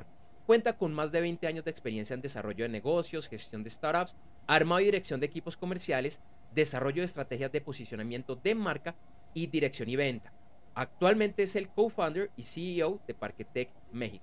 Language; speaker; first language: Spanish; native; Spanish